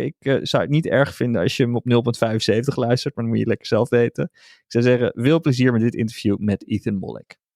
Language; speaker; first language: Dutch; native; Dutch